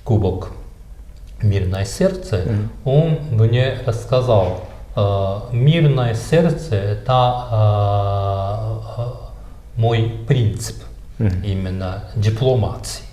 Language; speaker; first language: Russian; non-native, fluent; Japanese